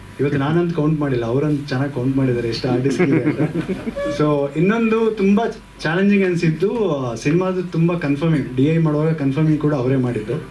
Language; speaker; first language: Kannada; native; Kannada